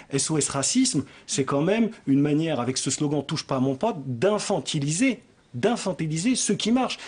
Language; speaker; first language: French; native; French